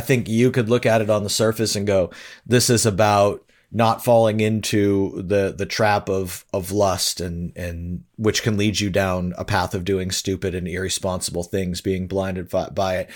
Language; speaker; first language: English; native; English